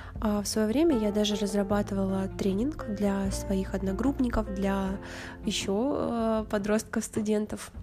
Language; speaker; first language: Russian; native; Russian